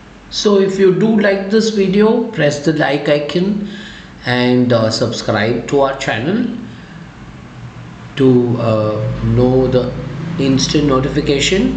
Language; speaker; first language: English; non-native, local second language; Tamil